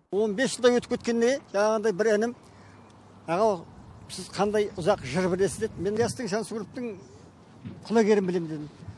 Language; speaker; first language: Kazakh; native; Kazakh